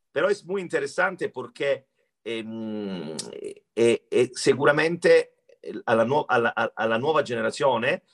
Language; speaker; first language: Spanish; non-native, learner; Italian